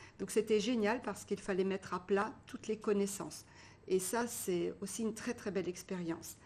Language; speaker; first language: French; early bilingual, other home language; Portuguese